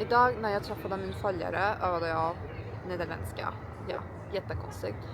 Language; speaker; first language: Swedish; non-native, learner; Turkish